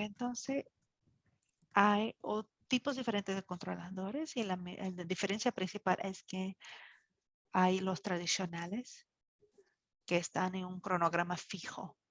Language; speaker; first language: Spanish; non-native, fluent; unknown